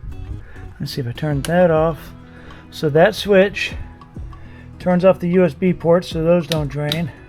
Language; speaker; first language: English; native; English